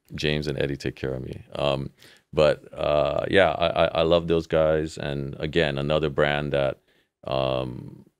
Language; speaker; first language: English; native; English